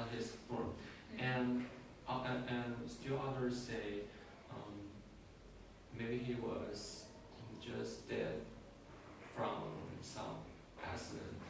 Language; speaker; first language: English; non-native, learner; Chinese